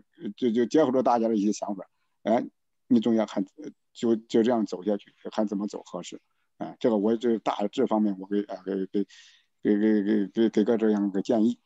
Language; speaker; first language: Chinese; native; Chinese